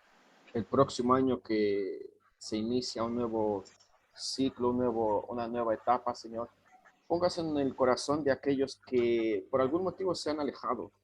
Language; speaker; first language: Spanish; native; Spanish